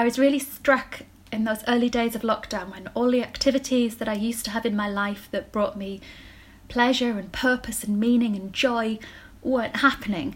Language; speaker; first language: English; native; English